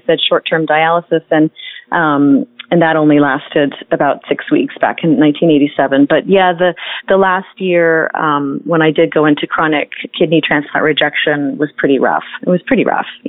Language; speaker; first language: English; native; English